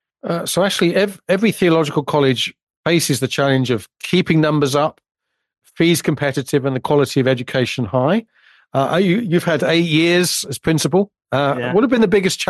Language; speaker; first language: English; native; English